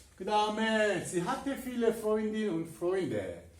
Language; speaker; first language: German; non-native, fluent; Korean